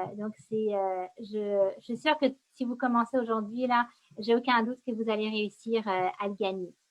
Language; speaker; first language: French; native; French